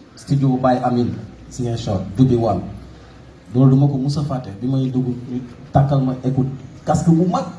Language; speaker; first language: Wolof; non-native, local second language; Mandingo